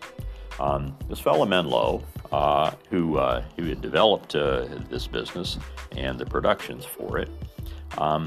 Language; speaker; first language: English; native; English